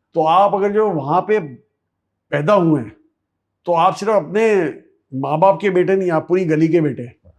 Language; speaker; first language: Hindi; non-native, local second language; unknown